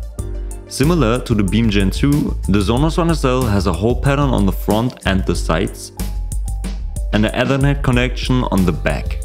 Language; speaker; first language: English; non-native, fluent; German